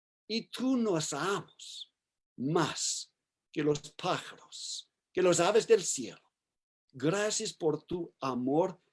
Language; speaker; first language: Spanish; non-native, learner; English